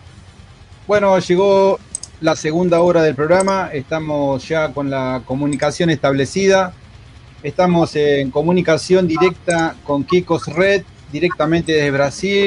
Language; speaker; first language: Spanish; native; Spanish